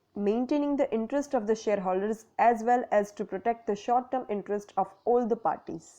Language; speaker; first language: English; non-native, local second language; Gujarati